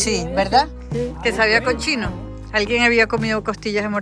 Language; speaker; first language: Spanish; native; Spanish